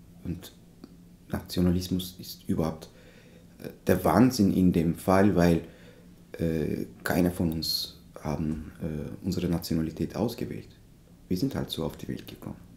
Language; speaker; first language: German; non-native, fluent; Turkish